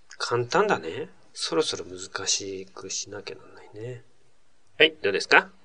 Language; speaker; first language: Japanese; native; Japanese